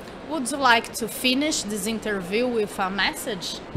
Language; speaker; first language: English; non-native, learner; Portuguese